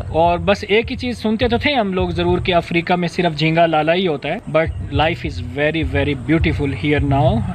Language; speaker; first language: Urdu; non-native, local second language; Punjabi